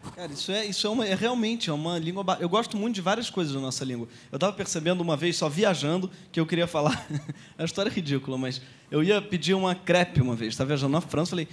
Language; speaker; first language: Portuguese; native; Portuguese